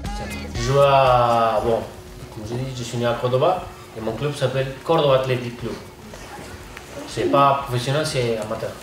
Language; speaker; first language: French; non-native, learner; Spanish